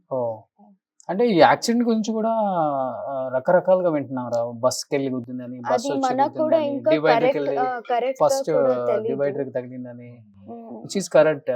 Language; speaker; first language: Telugu; native; Telugu